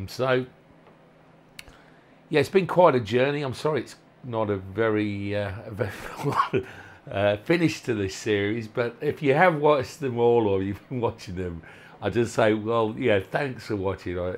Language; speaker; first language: English; native; English